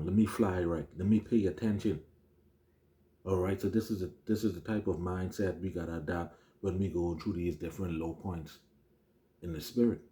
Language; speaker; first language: English; native; English